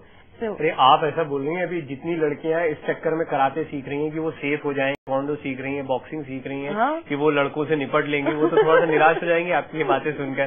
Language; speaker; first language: Hindi; native; Hindi